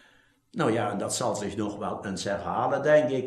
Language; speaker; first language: Dutch; native; Dutch